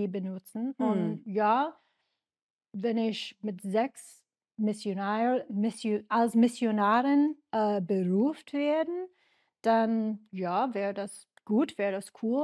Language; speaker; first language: German; non-native, learner; English